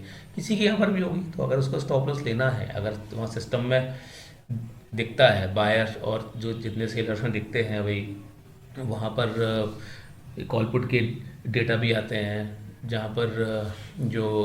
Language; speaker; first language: Hindi; native; Hindi